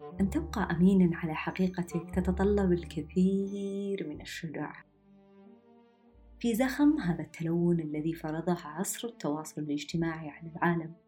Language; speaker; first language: Arabic; native; Arabic